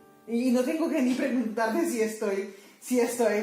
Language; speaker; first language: Spanish; non-native, fluent; Papiamento